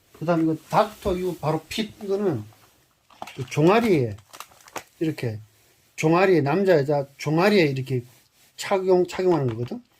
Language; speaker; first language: Korean; native; Korean